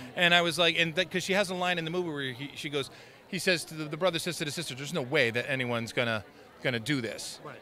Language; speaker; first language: English; native; English